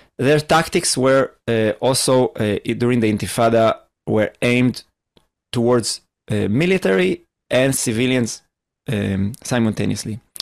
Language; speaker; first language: English; non-native, fluent; Hebrew